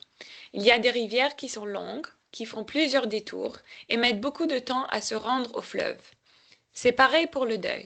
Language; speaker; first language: French; native; French